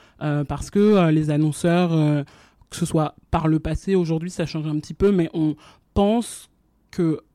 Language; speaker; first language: French; native; French